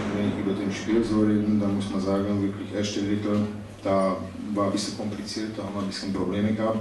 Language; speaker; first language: German; non-native, learner; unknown